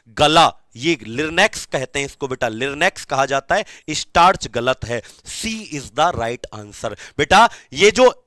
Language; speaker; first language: Hindi; native; Hindi